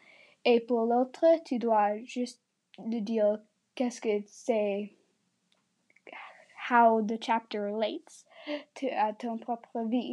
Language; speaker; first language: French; non-native, learner; English